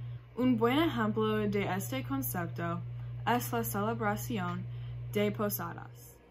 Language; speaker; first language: Spanish; non-native, learner; English